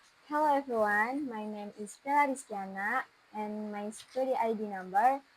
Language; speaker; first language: English; non-native, learner; Indonesian